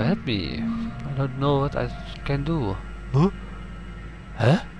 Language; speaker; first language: English; non-native, learner; German